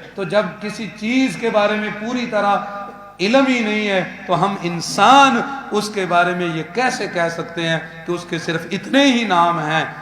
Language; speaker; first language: Urdu; non-native, local second language; Punjabi